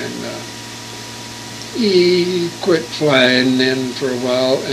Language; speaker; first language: English; native; English